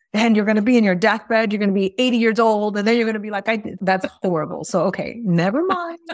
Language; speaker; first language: English; early bilingual, other home language; Spanish